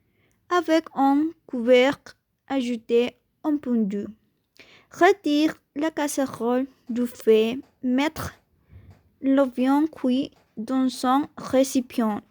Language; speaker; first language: French; non-native, learner; Spanish